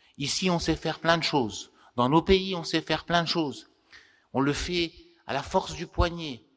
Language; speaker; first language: French; non-native, local second language; Arabic